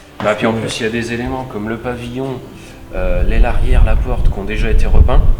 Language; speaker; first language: French; native; French